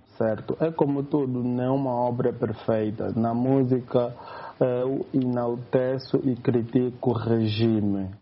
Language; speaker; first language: Portuguese; native; Portuguese